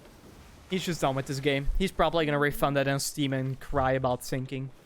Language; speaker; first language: English; non-native, fluent; Dutch